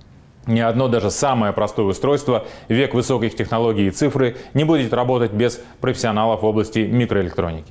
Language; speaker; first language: Russian; native; Russian